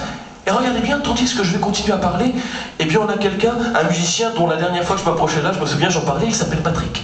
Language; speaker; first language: French; native; French